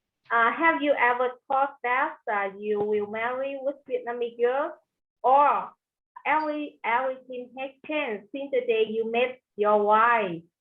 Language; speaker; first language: English; non-native, learner; Vietnamese